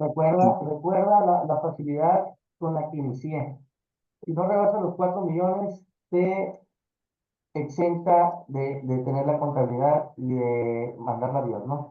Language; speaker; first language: Spanish; native; Spanish